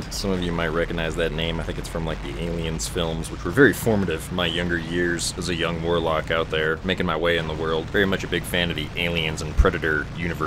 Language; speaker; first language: English; native; English